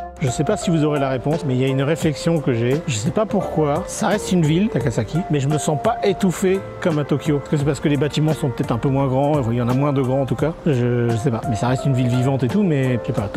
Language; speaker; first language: French; native; French